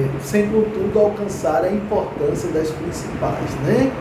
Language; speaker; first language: Portuguese; native; Portuguese